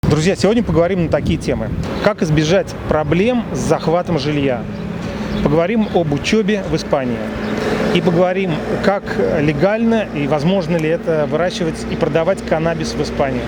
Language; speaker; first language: Russian; native; Russian